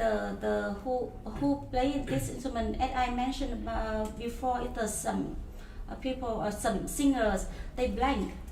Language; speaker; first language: English; non-native, learner; Vietnamese